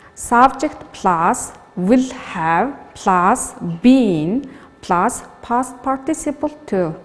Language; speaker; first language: English; non-native, learner; Mongolian